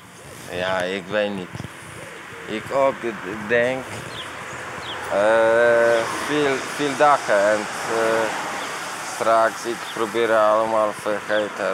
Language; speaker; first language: Dutch; non-native, learner; Polish